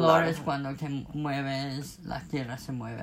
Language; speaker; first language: Spanish; non-native, fluent; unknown